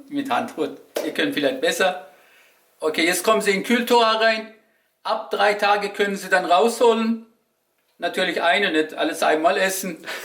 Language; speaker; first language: German; non-native, learner; Turkish